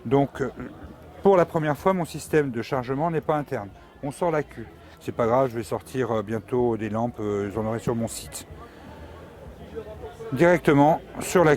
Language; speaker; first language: French; native; French